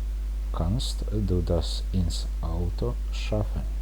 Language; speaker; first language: German; non-native, fluent; Bosnian